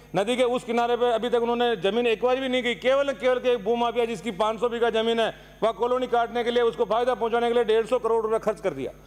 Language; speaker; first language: Hindi; native; Hindi